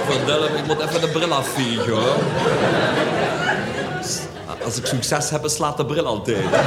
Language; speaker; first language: Dutch; native; Dutch